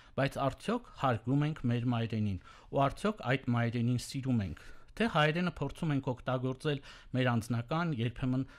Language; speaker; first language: Armenian; native; Armenian